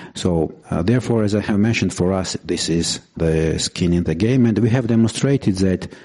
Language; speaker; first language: English; non-native, fluent; Georgian